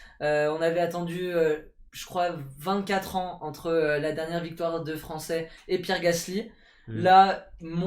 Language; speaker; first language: French; native; French